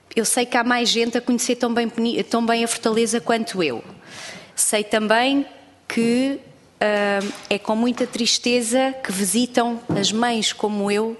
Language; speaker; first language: Portuguese; native; Portuguese